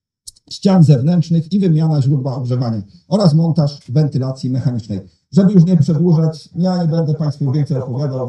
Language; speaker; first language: Polish; native; Polish